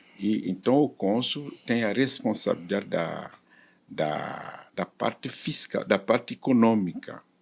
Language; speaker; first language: Portuguese; non-native, fluent; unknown